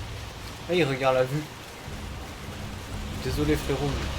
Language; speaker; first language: French; native; French